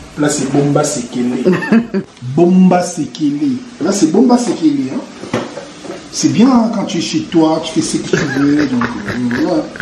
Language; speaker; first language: French; non-native, local second language; Lingala